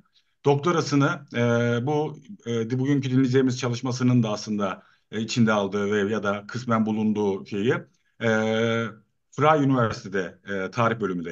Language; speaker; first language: Turkish; native; Turkish